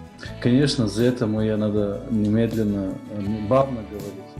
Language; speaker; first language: Russian; non-native, learner; Bulgarian